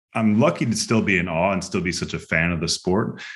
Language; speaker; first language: English; native; English